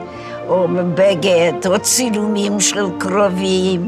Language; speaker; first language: Hebrew; non-native, fluent; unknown